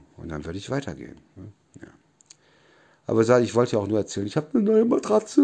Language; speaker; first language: German; native; German